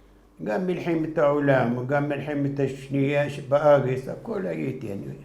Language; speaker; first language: Hebrew; non-native, fluent; Arabic